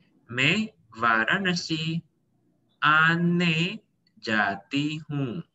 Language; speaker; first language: Hindi; non-native, fluent; Indonesian